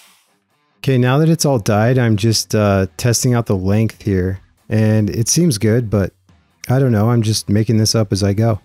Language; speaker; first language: English; native; English